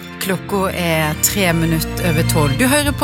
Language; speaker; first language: Norwegian; native; Norwegian